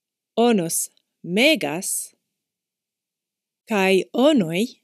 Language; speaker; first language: Greek; non-native, fluent; English